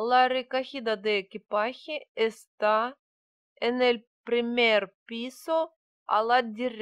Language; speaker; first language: Spanish; non-native, learner; Russian